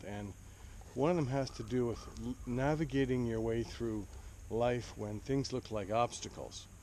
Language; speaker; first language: English; native; English